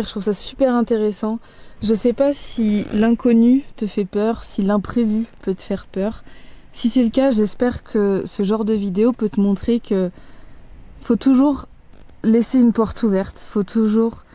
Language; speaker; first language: French; native; French